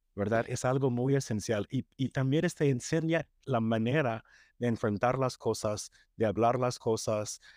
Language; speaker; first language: Spanish; non-native, fluent; English